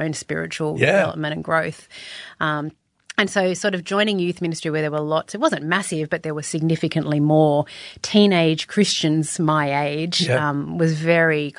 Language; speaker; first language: English; native; English